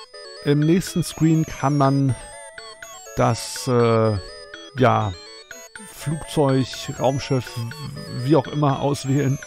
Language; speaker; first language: German; native; German